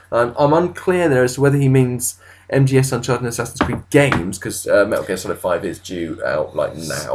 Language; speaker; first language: English; native; English